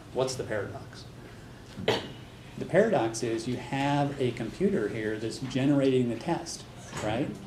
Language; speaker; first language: English; native; English